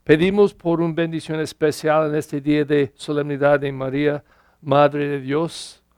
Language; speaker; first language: Spanish; non-native, learner; English